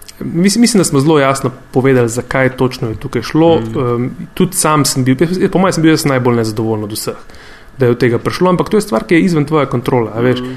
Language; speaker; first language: Slovenian; native; Slovenian